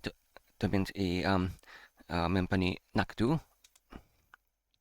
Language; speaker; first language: Welsh; non-native, fluent; English